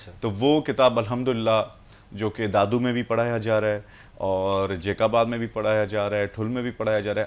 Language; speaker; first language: Urdu; non-native, local second language; Baluchi